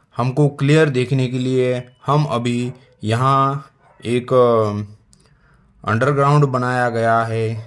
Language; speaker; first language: Hindi; non-native, local second language; Marathi